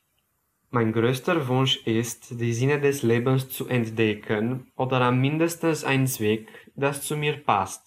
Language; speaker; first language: German; non-native, fluent; Romanian